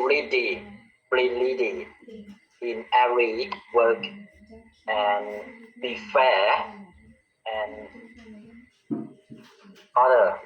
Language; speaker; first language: English; non-native, learner; Khmer